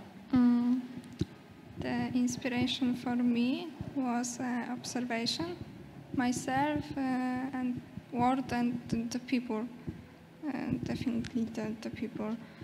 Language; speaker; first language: English; non-native, learner; Polish